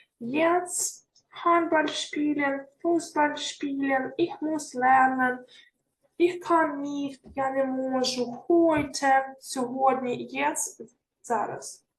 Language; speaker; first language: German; non-native, fluent; Ukrainian